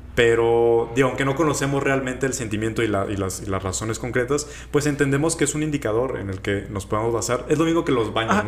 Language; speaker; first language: Spanish; native; Spanish